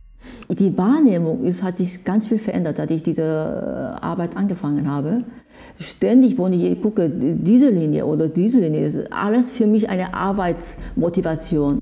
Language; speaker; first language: German; non-native, fluent; Korean